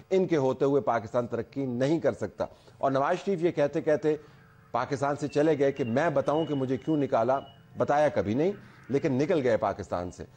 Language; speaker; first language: Urdu; native; Urdu